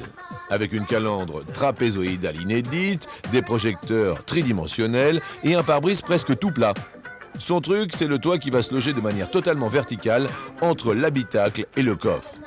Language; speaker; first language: French; native; French